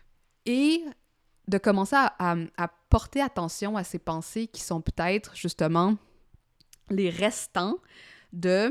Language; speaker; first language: French; native; French